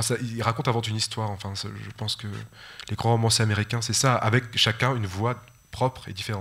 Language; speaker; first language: French; native; French